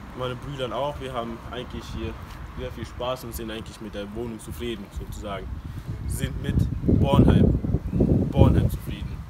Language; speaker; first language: German; early bilingual, other home language; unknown